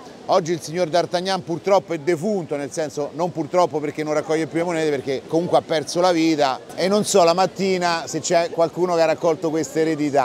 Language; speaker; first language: Italian; native; Italian